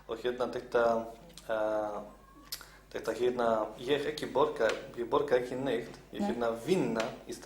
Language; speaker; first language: Icelandic; non-native, learner; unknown